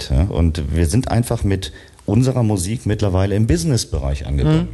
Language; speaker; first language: German; native; German